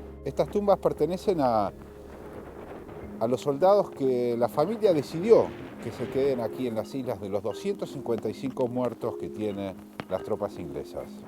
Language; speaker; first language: Spanish; native; Spanish